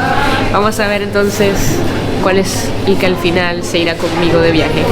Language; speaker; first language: Spanish; native; Spanish